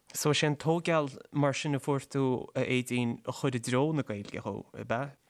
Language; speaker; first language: Irish; native; Irish